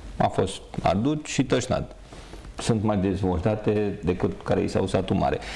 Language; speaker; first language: Romanian; non-native, local second language; Hungarian